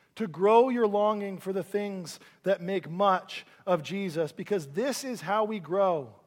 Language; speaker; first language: English; native; English